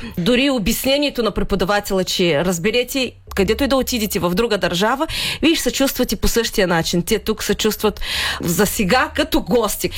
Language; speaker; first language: Bulgarian; early bilingual, heritage; Bulgarian